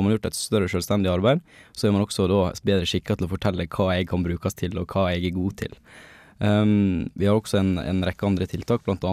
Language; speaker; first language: Norwegian; native; Norwegian